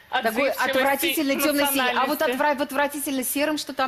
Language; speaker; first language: Russian; native; Russian